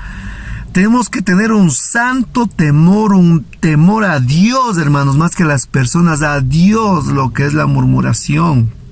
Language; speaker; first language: Spanish; native; Spanish